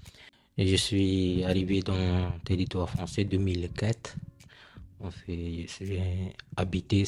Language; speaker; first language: French; non-native, learner; Punjabi